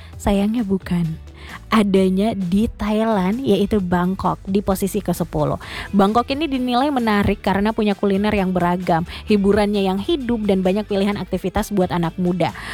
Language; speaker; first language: Indonesian; native; Indonesian